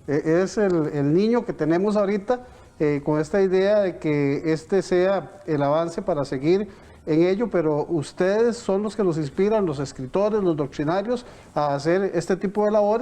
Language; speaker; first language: Spanish; native; Spanish